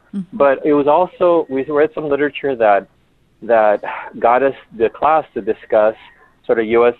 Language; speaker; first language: English; early bilingual, other home language; Spanish